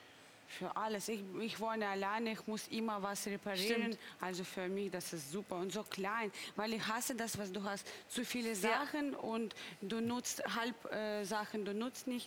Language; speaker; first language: German; non-native, fluent; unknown